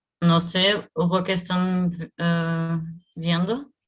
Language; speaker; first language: Spanish; non-native, learner; Portuguese